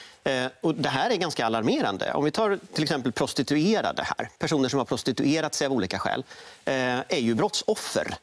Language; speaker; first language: Swedish; native; Swedish